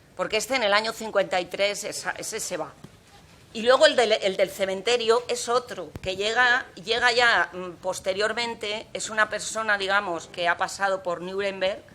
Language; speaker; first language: Spanish; non-native, local second language; Catalan